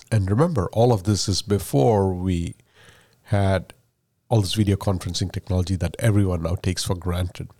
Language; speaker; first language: English; non-native, local second language; Malayalam